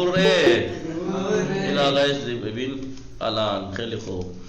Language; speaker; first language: Persian; non-native, fluent; Urdu